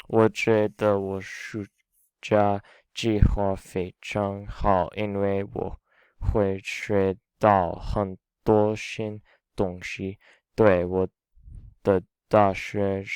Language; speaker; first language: Chinese; non-native, learner; English